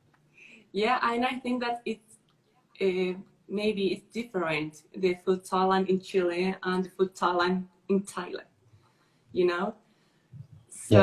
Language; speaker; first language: English; non-native, learner; Spanish